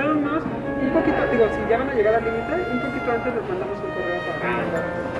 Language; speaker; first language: Spanish; native; Spanish